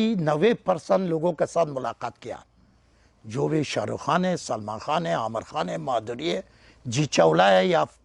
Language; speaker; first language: Hindi; non-native, learner; Persian